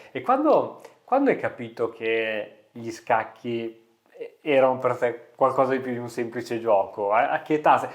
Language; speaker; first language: Italian; native; Italian